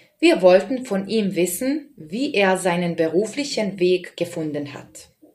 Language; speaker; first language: German; non-native, fluent; Serbian